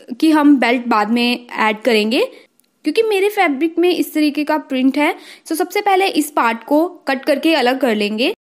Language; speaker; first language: Hindi; native; Hindi